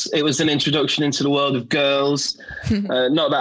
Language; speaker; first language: English; native; English